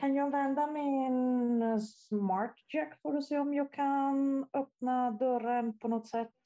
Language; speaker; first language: Swedish; non-native, fluent; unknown